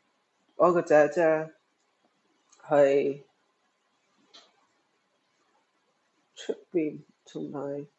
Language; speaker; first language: Cantonese; early bilingual, heritage; Cantonese